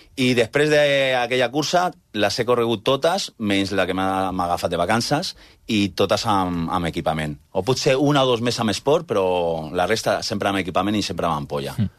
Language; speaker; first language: Catalan; native; Catalan